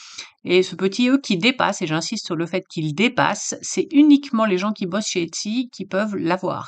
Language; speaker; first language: French; native; French